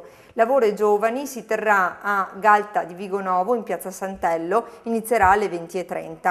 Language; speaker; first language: Italian; native; Italian